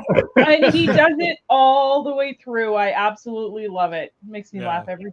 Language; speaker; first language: English; native; English